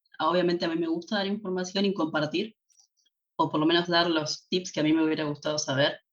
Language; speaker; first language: Spanish; native; Spanish